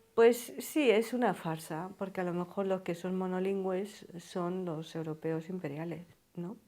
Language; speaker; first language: Spanish; early bilingual, heritage; Spanish